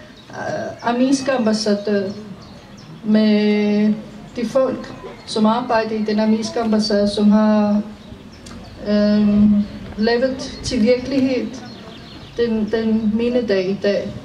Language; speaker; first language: Danish; non-native, fluent; Armenian